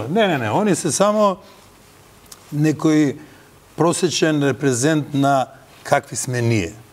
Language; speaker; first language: Macedonian; native; Macedonian